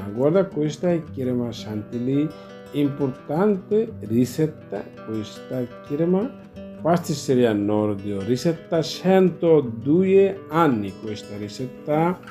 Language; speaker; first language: Italian; non-native, learner; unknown